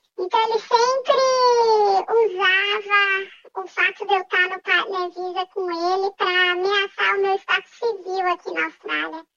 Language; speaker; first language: Portuguese; native; Portuguese